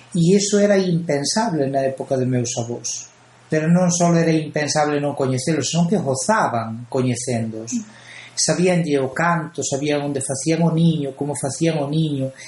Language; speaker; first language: Galician; native; Galician